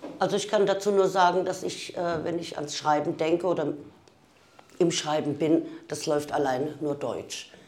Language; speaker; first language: German; early bilingual, other home language; Turkish